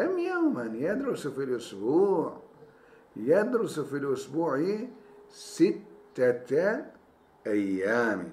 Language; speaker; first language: Arabic; non-native, fluent; Turkish